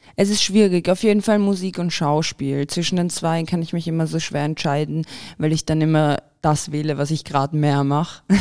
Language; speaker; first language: German; early bilingual, other home language; Croatian